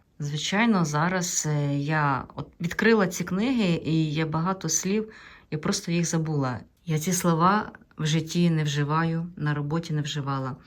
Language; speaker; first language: Ukrainian; native; Ukrainian